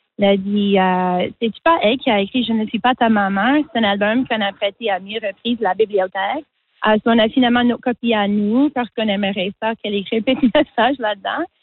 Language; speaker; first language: French; non-native, local second language; English